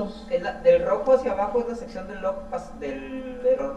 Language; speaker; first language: Spanish; native; Spanish